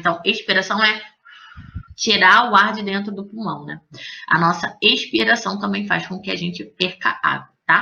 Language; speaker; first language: Portuguese; native; Portuguese